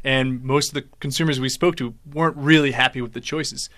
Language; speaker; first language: English; native; English